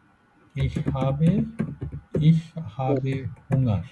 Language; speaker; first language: German; non-native, fluent; Bangla